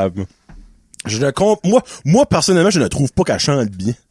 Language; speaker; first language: French; native; French